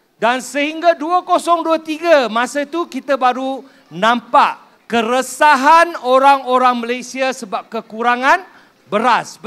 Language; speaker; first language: Malay; non-native, local second language; Min Nan Chinese